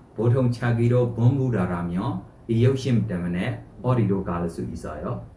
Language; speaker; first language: Korean; non-native, fluent; Burmese